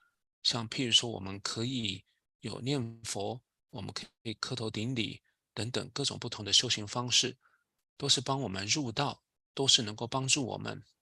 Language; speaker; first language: Chinese; native; Chinese